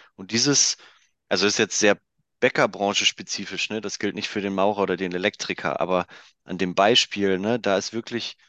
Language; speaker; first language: German; native; German